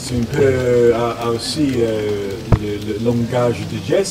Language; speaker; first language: French; non-native, learner; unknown